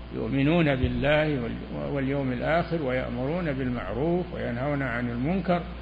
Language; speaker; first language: Arabic; native; Arabic